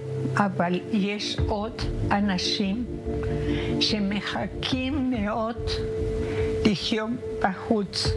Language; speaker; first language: Hebrew; non-native, learner; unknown